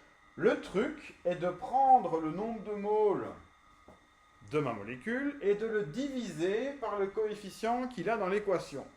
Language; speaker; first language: French; native; French